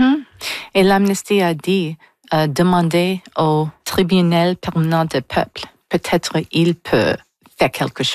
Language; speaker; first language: French; non-native, local second language; English